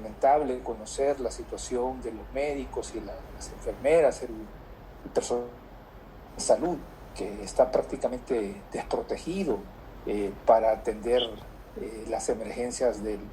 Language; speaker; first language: Spanish; native; Spanish